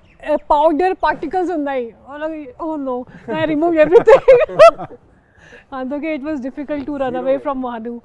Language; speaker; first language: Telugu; non-native, local second language; Hindi